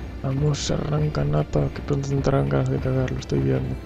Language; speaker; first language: Spanish; native; Spanish